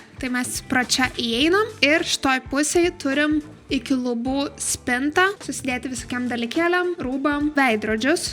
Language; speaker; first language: Lithuanian; native; Lithuanian